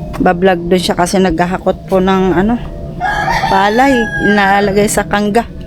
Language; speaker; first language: Filipino; non-native, local second language; Masbatenyo